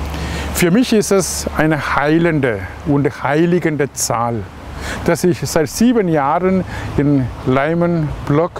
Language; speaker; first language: German; non-native, fluent; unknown